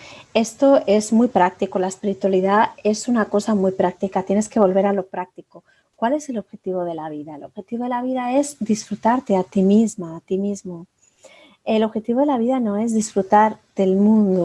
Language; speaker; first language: Spanish; native; Spanish